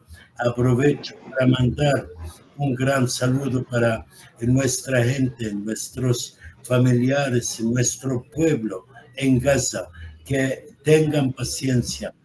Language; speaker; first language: Spanish; non-native, fluent; Arabic